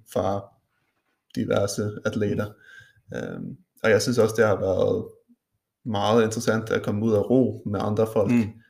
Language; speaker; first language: Danish; non-native, local second language; Faroese